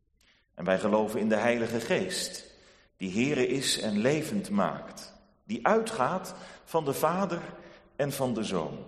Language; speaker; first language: Dutch; native; Dutch